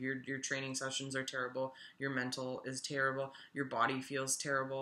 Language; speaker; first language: English; native; English